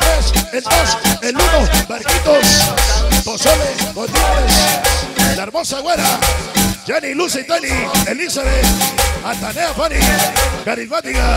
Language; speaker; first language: Spanish; native; Spanish